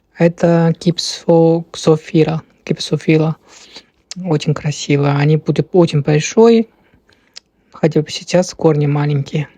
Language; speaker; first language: Russian; non-native, learner; Chinese